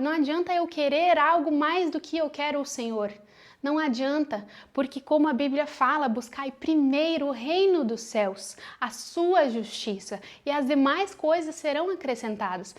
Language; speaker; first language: Portuguese; native; Portuguese